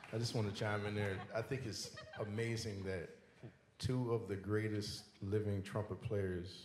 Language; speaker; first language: English; native; English